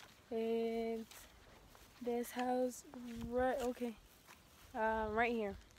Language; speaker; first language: English; early bilingual, other home language; Spanish